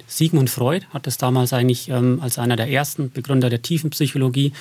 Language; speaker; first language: German; native; German